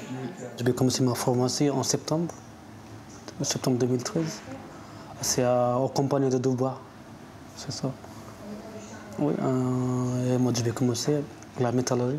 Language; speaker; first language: French; non-native, learner; Nepali